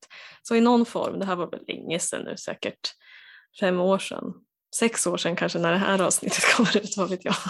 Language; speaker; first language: Swedish; native; Swedish